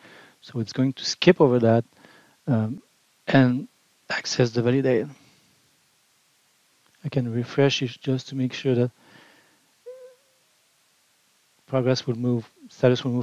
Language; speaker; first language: English; non-native, fluent; French